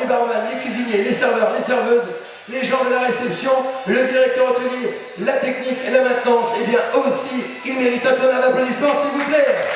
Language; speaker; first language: French; native; French